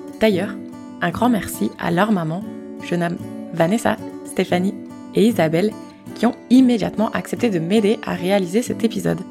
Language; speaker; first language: French; native; French